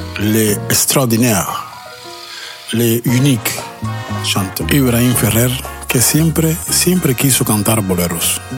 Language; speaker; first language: French; non-native, learner; Spanish